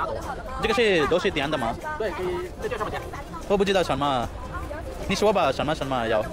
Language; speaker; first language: Chinese; non-native, learner; Tamil